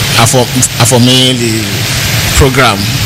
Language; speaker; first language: French; non-native, learner; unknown